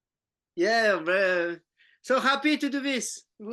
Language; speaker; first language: English; non-native, learner; French